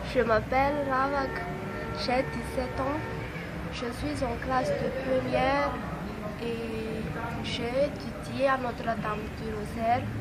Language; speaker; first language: French; non-native, learner; Malagasy